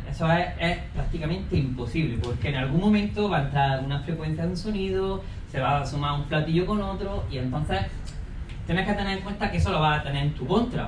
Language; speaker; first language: Spanish; native; Spanish